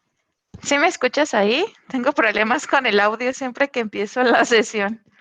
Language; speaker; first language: Spanish; native; Spanish